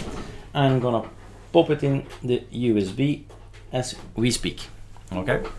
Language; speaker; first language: English; non-native, fluent; Dutch